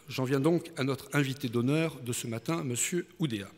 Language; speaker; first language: French; native; French